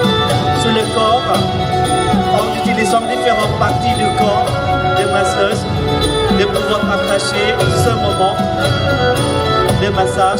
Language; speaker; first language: French; non-native, fluent; Thai